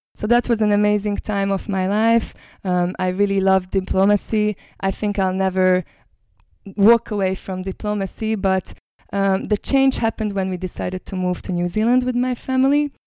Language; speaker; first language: English; non-native, fluent; Hungarian